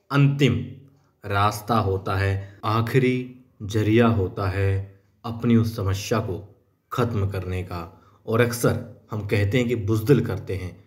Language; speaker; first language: Hindi; native; Hindi